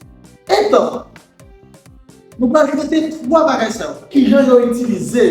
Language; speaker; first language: Portuguese; non-native, local second language; Haitian Creole